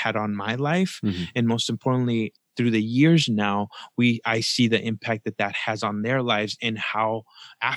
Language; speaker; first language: English; early bilingual, other home language; Spanish